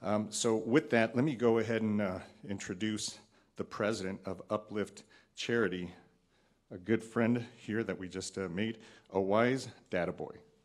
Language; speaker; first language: English; early bilingual, other home language; Spanish